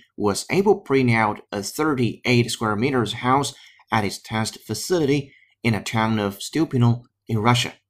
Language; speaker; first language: English; non-native, fluent; Chinese